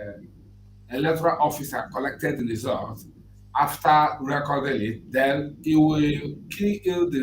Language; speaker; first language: English; non-native, local second language; Igbo